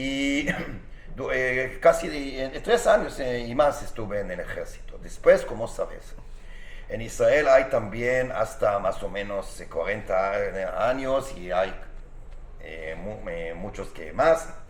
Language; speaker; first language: Spanish; non-native, fluent; Hebrew